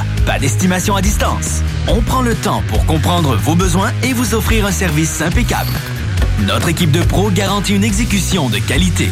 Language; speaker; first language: French; native; French